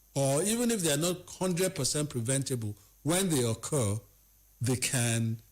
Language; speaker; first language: English; non-native, local second language; Yoruba